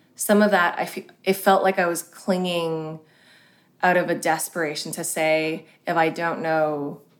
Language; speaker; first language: English; early bilingual, other home language; Cantonese